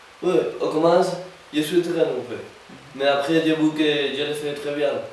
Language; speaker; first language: French; non-native, learner; Spanish